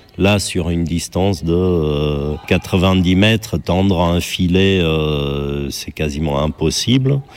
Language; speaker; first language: French; non-native, fluent; German